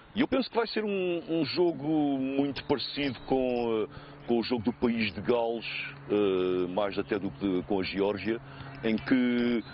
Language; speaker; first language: Portuguese; native; Portuguese